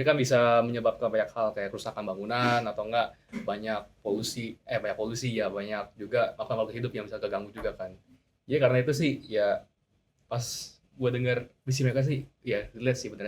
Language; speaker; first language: Indonesian; native; Indonesian